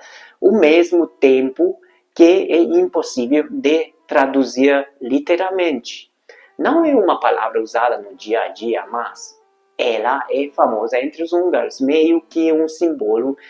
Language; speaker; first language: Portuguese; non-native, fluent; Hungarian